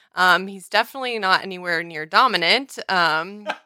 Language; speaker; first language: English; native; English